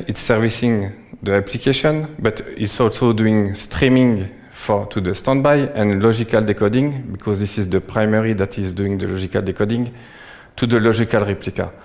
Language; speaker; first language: English; non-native, fluent; French